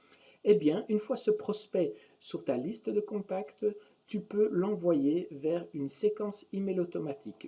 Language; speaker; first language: French; native; French